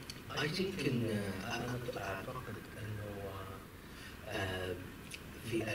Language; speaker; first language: Arabic; native; Arabic